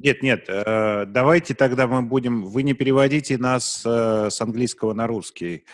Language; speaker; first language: Russian; native; Russian